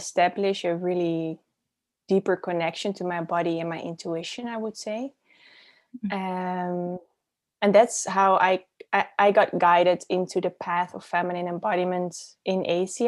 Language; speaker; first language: English; non-native, fluent; Dutch